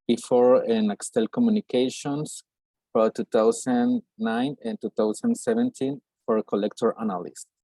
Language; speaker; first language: English; non-native, learner; Spanish